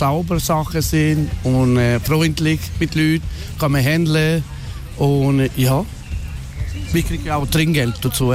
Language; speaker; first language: German; non-native, learner; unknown